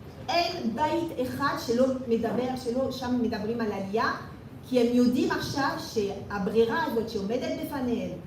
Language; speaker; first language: Hebrew; non-native, fluent; French